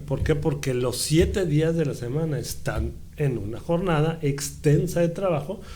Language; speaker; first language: Spanish; native; Spanish